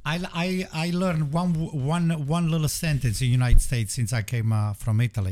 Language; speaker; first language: English; non-native, fluent; Italian